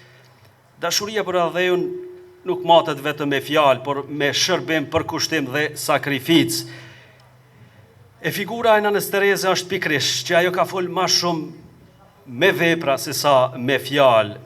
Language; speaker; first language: Albanian; native; Albanian